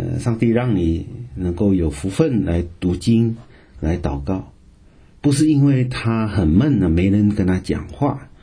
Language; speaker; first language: Chinese; native; Chinese